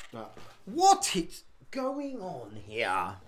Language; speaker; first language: English; native; English